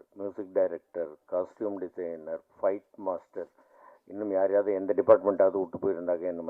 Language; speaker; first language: Tamil; native; Tamil